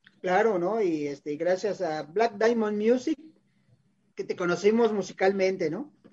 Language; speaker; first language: Spanish; native; Spanish